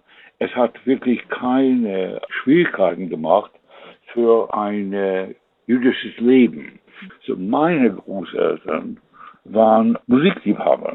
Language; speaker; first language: German; non-native, fluent; English